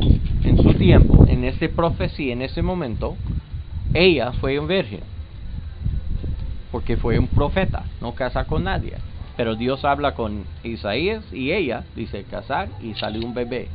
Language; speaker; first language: Spanish; non-native, learner; English